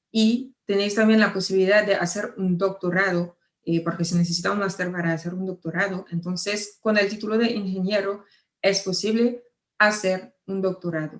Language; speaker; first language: Spanish; non-native, fluent; French